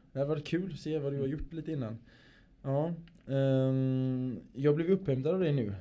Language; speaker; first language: Swedish; early bilingual, other home language; Persian